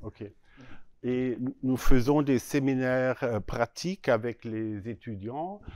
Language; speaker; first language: French; non-native, learner; German